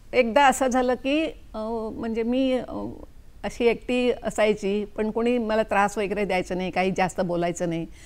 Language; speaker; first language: Marathi; non-native, local second language; Kannada